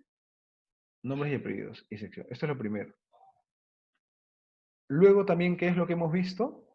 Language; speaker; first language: Spanish; native; Spanish